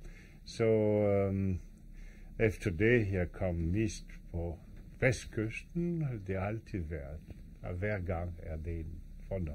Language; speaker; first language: Danish; non-native, fluent; French